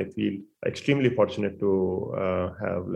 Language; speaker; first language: English; non-native, local second language; Hindi